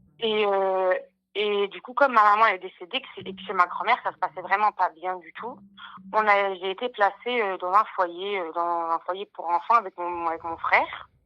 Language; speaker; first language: French; native; French